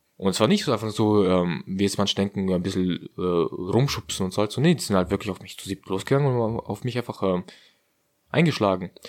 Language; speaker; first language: German; early bilingual, other home language; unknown